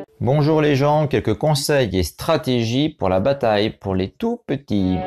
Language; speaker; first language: French; native; French